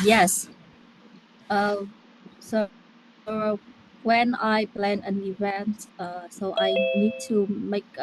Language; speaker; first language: English; non-native, learner; Vietnamese